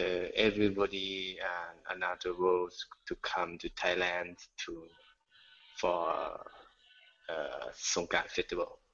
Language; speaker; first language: English; non-native, learner; Thai